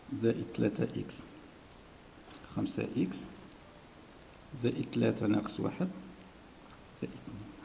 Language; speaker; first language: Arabic; native; Arabic